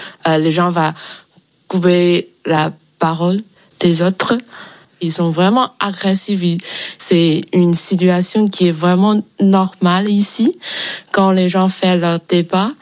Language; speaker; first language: French; non-native, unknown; Chinese